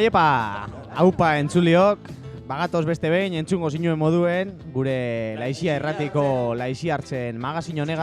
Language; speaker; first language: Basque; native; Basque